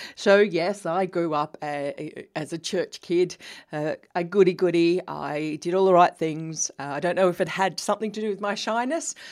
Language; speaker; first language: English; native; English